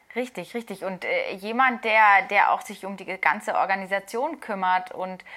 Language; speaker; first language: German; native; German